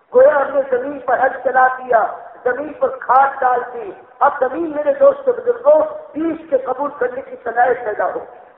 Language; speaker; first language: Urdu; native; Urdu